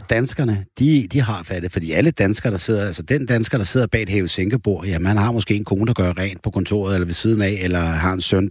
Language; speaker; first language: Danish; native; Danish